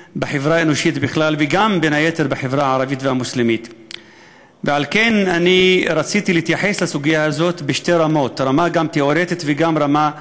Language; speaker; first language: Hebrew; non-native, local second language; Arabic